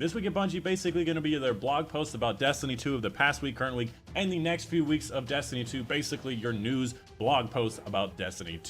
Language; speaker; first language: English; native; English